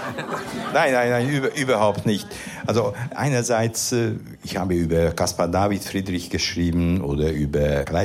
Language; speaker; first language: German; non-native, fluent; Hungarian